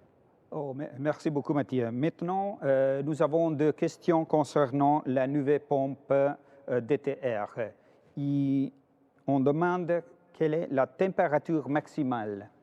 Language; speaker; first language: French; non-native, fluent; Italian